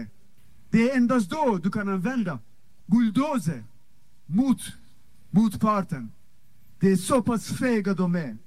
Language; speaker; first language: Swedish; non-native, fluent; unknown